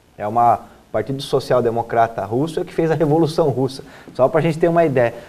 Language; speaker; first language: Portuguese; native; Portuguese